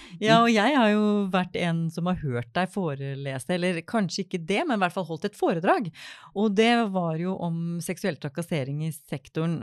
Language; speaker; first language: Norwegian; native; Norwegian